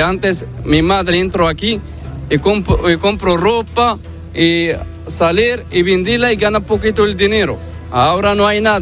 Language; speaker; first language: Spanish; non-native, learner; Arabic